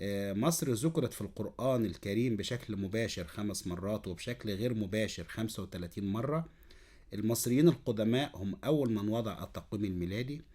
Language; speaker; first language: Arabic; native; Arabic